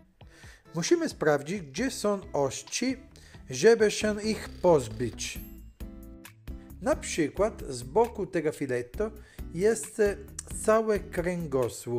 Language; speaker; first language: Polish; non-native, learner; Italian